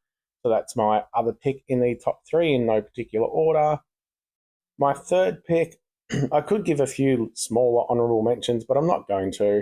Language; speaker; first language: English; native; English